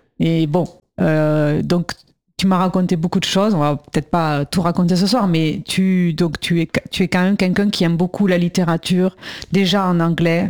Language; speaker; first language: French; native; French